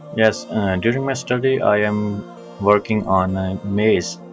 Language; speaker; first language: English; non-native, local second language; Punjabi